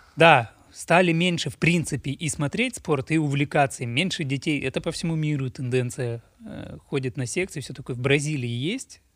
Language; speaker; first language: Russian; native; Russian